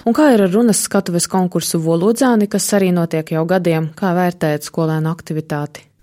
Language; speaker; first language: Latvian; native; Latvian